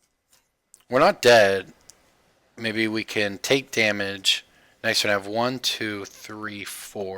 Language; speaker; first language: English; native; English